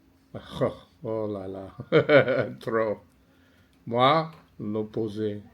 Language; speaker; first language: French; non-native, learner; English